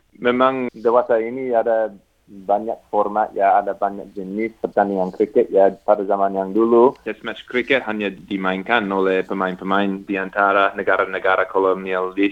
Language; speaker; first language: Indonesian; non-native, fluent; English